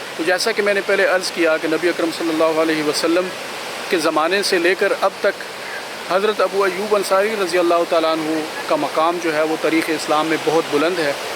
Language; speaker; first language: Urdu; native; Urdu